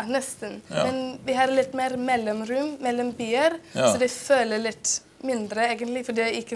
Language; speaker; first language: Norwegian; non-native, fluent; English